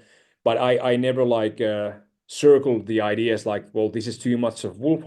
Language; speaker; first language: English; non-native, fluent; Finnish